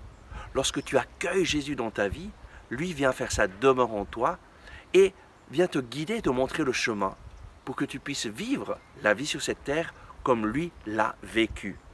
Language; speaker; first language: French; native; French